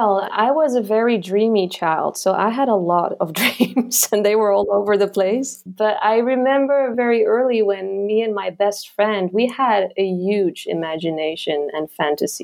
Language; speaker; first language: English; non-native, fluent; Dutch